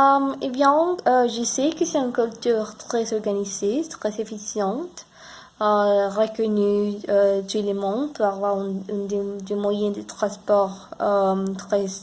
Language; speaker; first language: French; non-native, learner; Spanish